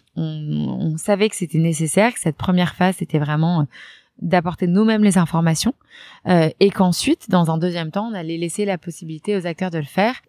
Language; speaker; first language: French; native; French